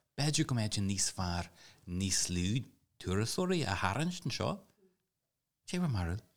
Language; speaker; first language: Irish; non-native, local second language; English